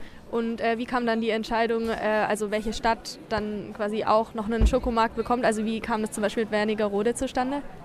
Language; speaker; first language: German; native; German